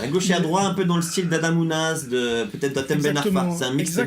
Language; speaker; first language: French; native; French